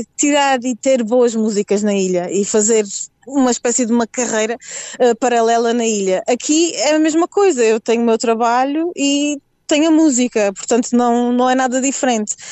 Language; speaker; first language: Portuguese; native; Portuguese